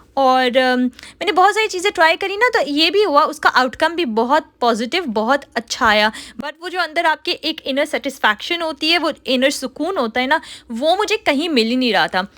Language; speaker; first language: Urdu; native; Urdu